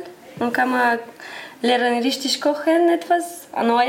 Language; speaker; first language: German; non-native, learner; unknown